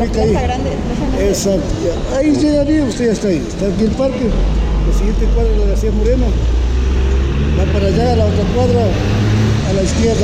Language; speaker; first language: Spanish; native; Spanish